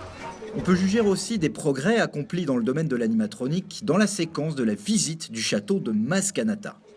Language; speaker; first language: French; native; French